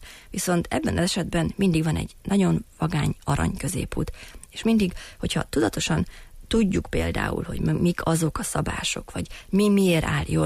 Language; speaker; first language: Hungarian; native; Hungarian